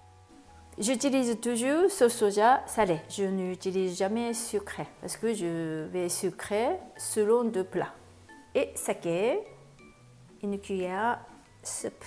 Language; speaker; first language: French; non-native, fluent; Japanese